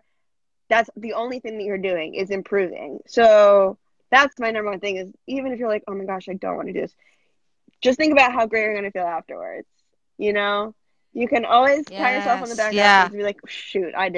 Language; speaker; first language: English; native; English